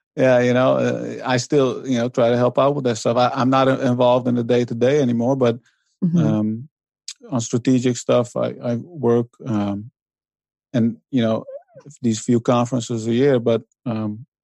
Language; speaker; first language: English; non-native, fluent; Dutch